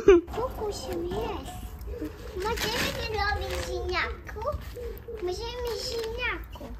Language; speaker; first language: Polish; early bilingual, heritage; Polish